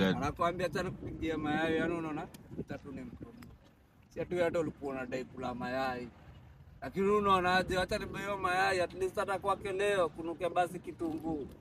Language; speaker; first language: Swahili; native; Swahili